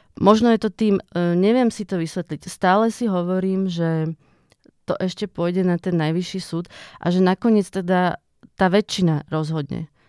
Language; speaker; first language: Slovak; native; Slovak